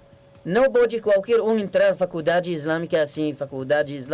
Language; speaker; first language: Portuguese; non-native, learner; Arabic